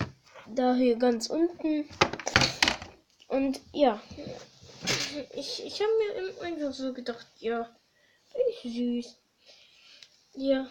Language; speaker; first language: German; early bilingual, other home language; Hungarian